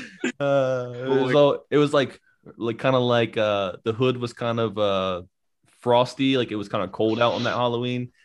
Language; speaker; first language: English; native; English